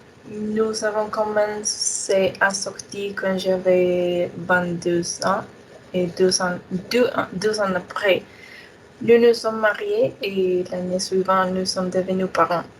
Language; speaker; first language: French; non-native, learner; Spanish